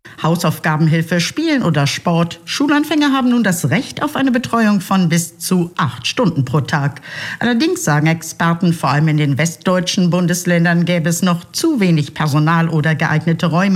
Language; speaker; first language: German; native; German